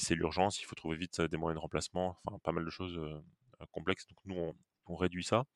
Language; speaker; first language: French; native; French